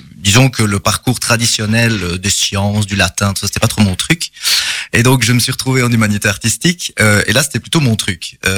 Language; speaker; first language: French; native; French